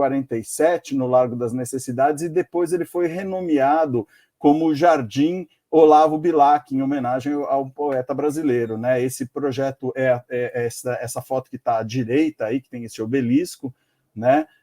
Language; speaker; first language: Portuguese; native; Portuguese